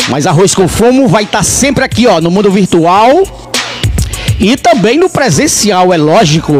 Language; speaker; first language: Portuguese; native; Portuguese